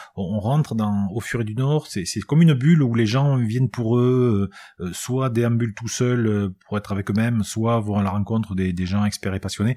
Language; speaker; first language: French; native; French